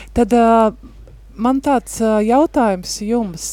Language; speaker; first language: Latvian; native; Latvian